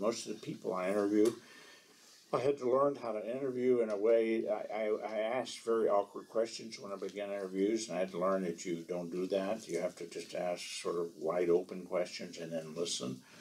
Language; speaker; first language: English; native; English